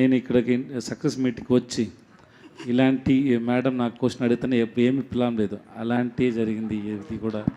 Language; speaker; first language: Telugu; non-native, learner; Tamil